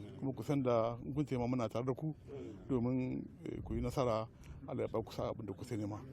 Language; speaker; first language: Hausa; native; Hausa